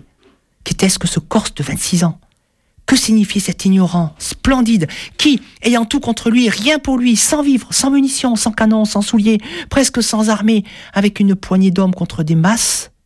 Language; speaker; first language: French; native; French